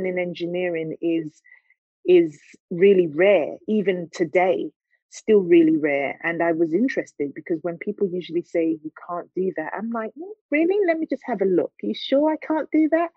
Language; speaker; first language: English; native; English